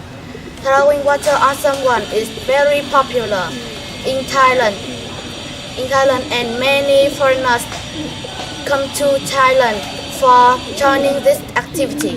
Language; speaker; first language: English; non-native, learner; Vietnamese